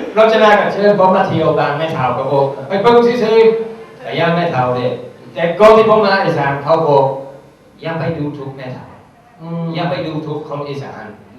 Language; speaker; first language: Thai; non-native, fluent; English